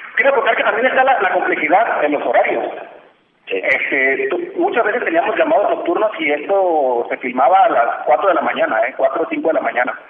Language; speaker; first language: Spanish; native; Spanish